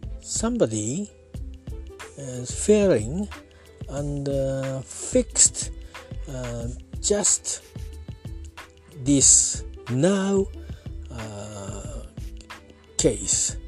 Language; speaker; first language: English; non-native, learner; Japanese